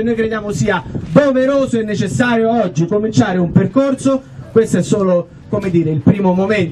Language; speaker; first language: Italian; native; Italian